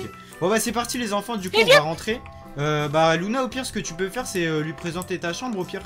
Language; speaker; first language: French; native; French